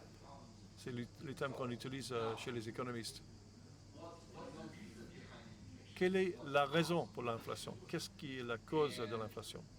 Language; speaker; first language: French; non-native, fluent; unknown